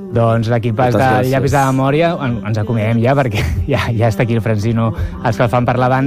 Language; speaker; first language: Catalan; native; Catalan